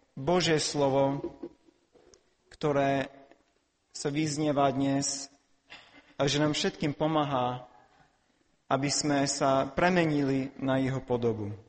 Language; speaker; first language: Slovak; non-native, fluent; English